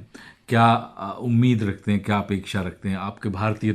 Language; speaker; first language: Hindi; native; Hindi